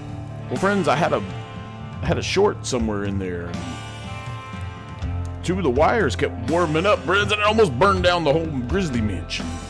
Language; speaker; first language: English; native; English